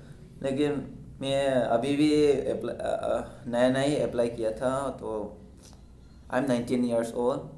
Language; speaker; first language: Hindi; non-native, local second language; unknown